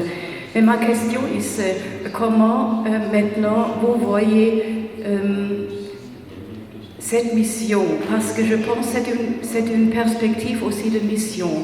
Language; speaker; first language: French; non-native, fluent; German